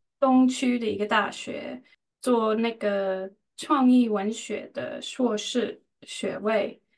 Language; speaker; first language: Chinese; non-native, fluent; English